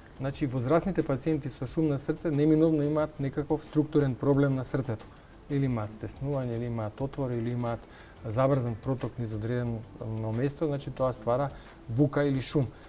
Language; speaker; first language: Macedonian; native; Macedonian